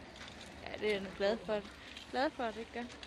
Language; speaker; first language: Danish; native; Danish